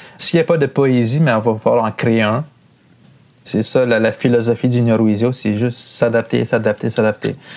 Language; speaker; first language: French; non-native, local second language; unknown